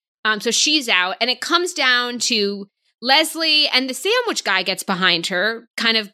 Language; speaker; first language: English; native; English